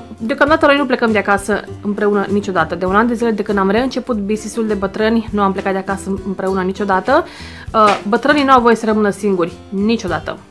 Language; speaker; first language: Romanian; native; Romanian